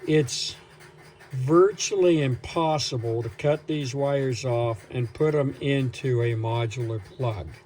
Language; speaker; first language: English; native; English